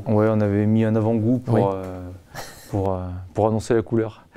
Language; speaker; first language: French; native; French